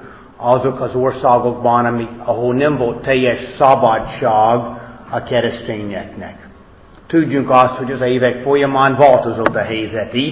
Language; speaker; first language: Hungarian; non-native, fluent; English